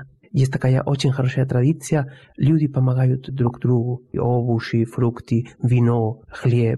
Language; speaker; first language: Russian; non-native, fluent; Spanish